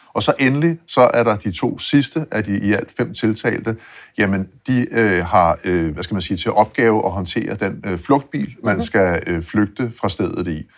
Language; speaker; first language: Danish; native; Danish